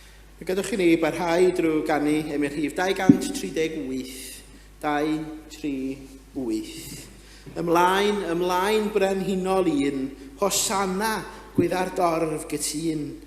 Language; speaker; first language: Welsh; native; Welsh